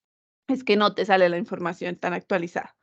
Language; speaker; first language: Spanish; native; Spanish